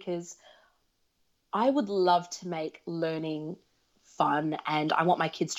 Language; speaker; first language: English; early bilingual, other home language; Russian